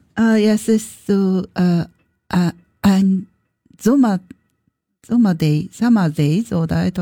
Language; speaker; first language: German; non-native, learner; Japanese